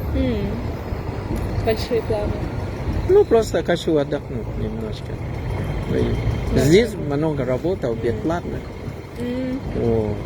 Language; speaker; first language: Russian; non-native, fluent; Thai